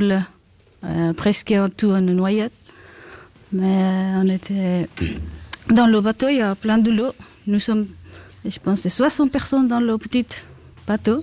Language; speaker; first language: French; non-native, learner; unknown